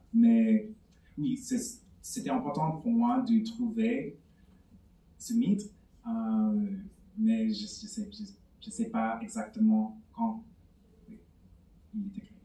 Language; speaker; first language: French; non-native, fluent; English